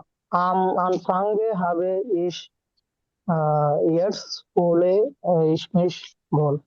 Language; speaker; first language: German; non-native, learner; Bangla